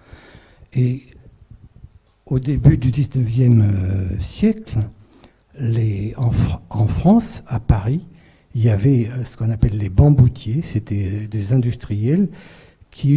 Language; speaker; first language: French; native; French